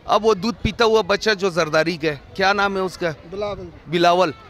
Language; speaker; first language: Urdu; non-native, fluent; Persian